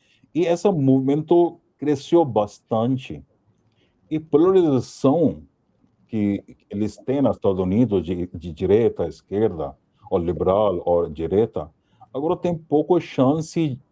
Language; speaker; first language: Portuguese; non-native, fluent; Hindi